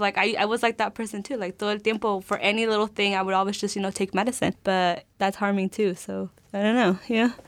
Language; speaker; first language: English; early bilingual, other home language; Spanish